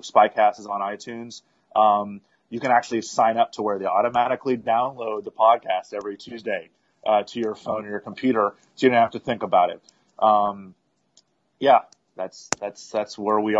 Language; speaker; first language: English; native; English